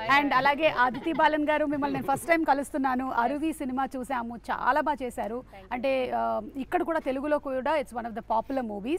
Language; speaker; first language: Telugu; native; Telugu